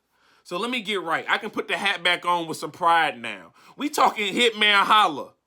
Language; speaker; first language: English; native; English